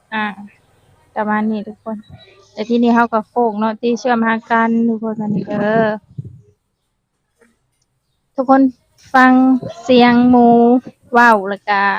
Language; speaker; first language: Thai; non-native, local second language; Northeastern Thai